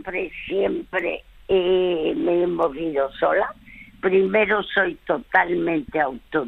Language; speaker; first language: Spanish; early bilingual, other home language; French